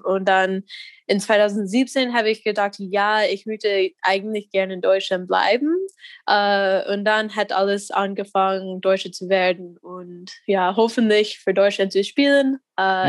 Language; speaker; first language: German; non-native, learner; English